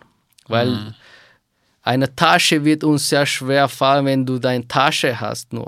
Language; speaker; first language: German; non-native, fluent; Persian